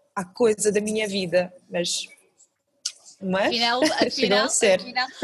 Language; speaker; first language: Portuguese; non-native, fluent; Kazakh